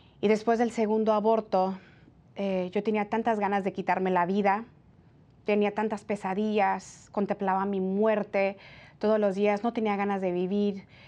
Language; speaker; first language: Spanish; early bilingual, heritage; Spanish